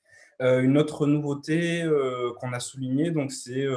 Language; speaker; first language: French; native; French